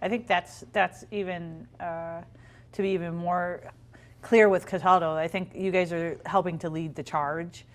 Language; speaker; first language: English; native; English